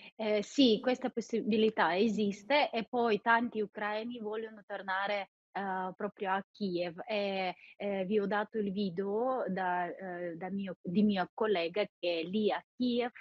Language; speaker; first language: Italian; non-native, fluent; Ukrainian